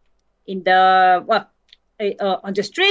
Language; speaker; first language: English; non-native, learner; Spanish